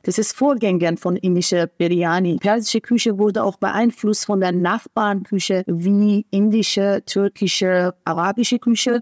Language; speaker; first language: German; non-native, fluent; Persian